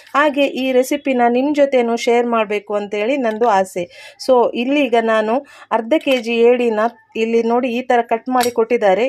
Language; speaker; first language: Kannada; non-native, local second language; Tulu